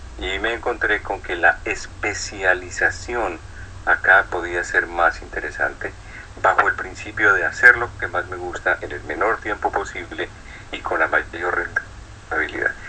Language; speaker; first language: Spanish; native; Spanish